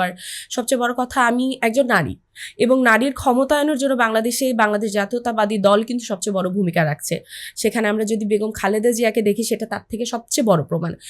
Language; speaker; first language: Bangla; native; Bangla